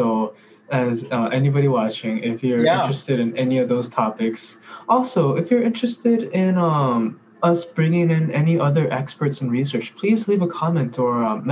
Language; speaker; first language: English; early bilingual, other home language; Korean